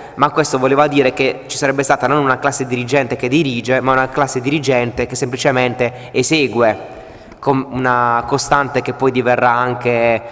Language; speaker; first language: Italian; native; Italian